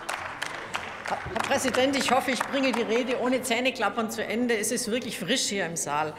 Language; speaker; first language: German; native; German